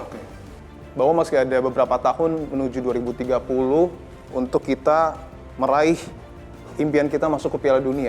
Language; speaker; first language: Indonesian; native; Indonesian